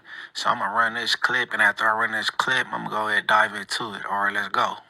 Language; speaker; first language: English; native; English